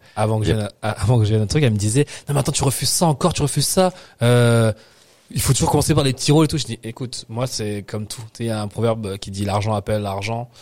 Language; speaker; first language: French; native; French